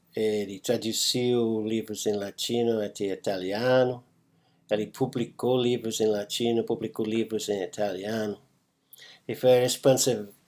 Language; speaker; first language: Portuguese; non-native, fluent; English